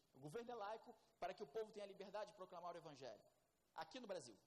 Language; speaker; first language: Portuguese; native; Portuguese